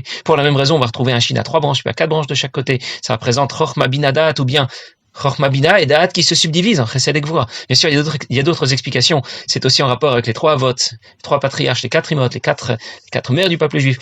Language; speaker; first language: French; native; French